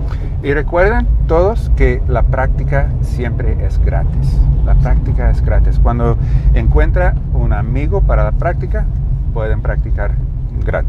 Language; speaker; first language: Spanish; non-native, learner; English